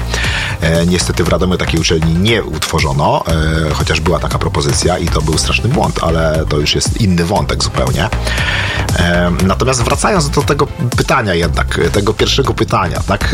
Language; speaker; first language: Polish; native; Polish